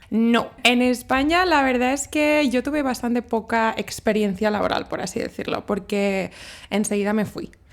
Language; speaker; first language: Spanish; native; Spanish